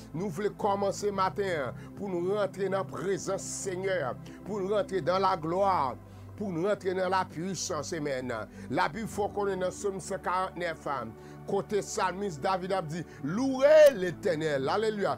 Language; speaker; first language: French; native; French